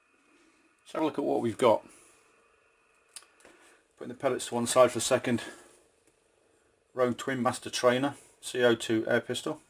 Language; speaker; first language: English; native; English